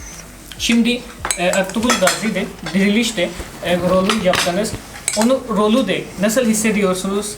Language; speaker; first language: Turkish; non-native, learner; Urdu